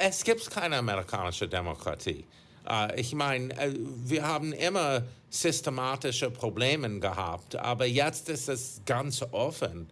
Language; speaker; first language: German; non-native, fluent; English